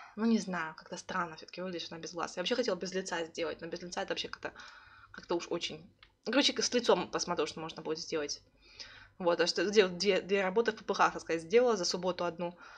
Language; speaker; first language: Russian; early bilingual, heritage; Russian